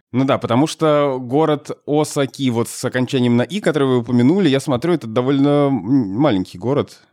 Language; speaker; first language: Russian; native; Russian